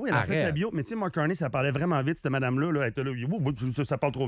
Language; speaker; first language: French; native; French